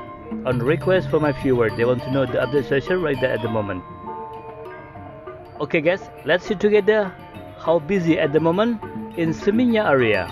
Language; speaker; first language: English; non-native, learner; Indonesian